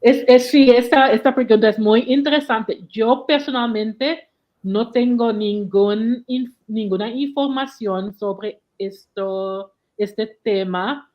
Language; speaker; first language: Spanish; non-native, learner; English